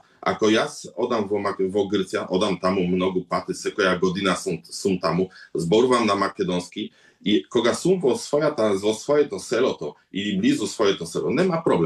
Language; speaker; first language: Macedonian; early bilingual, heritage; Macedonian